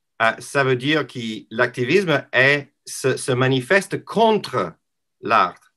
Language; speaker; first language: French; non-native, learner; English